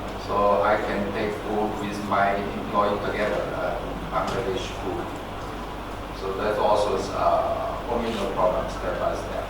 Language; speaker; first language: English; non-native, learner; Chinese